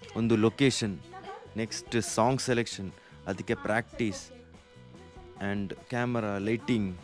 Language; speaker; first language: Kannada; non-native, local second language; Malayalam